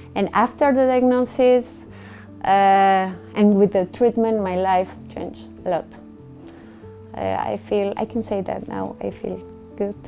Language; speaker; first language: English; non-native, learner; Spanish